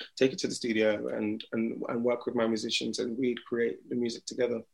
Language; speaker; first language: English; native; English